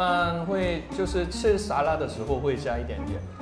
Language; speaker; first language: Chinese; non-native, fluent; Korean